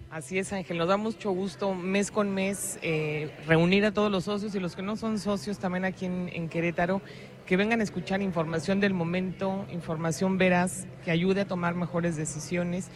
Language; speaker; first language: Spanish; native; Spanish